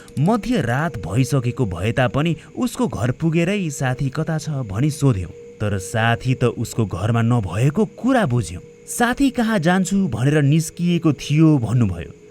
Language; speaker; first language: Nepali; native; Nepali